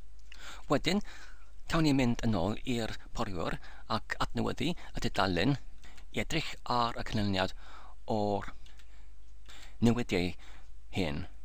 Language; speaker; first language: Welsh; non-native, learner; English